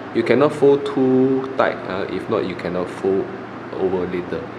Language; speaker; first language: English; non-native, local second language; Chinese